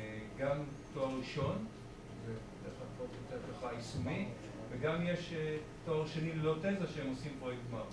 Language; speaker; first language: Hebrew; native; Hebrew